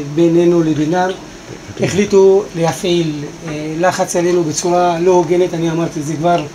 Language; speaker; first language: Hebrew; non-native, local second language; Arabic